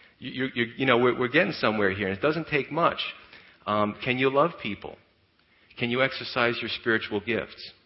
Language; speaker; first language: English; native; English